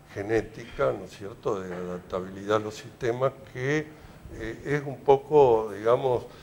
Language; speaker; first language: Spanish; native; Spanish